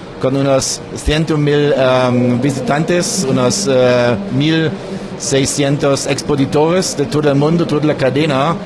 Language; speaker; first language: Spanish; non-native, learner; German